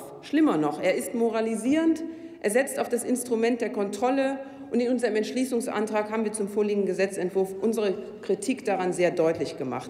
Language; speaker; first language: German; native; German